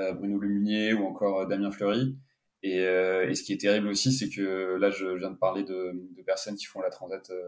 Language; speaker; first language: French; native; French